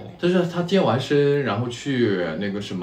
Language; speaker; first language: Chinese; native; Chinese